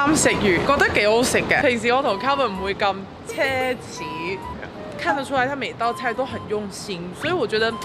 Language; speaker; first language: Chinese; early bilingual, heritage; Chinese